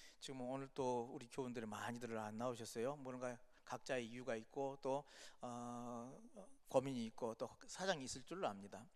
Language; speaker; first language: Korean; native; Korean